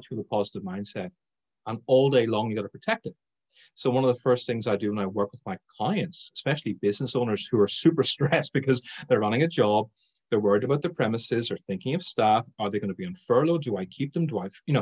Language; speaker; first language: English; native; English